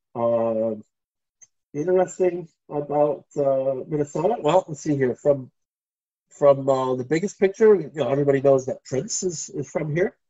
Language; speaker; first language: English; native; English